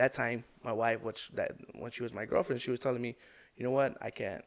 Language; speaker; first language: English; native; English